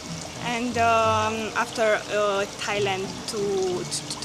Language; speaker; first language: English; non-native, fluent; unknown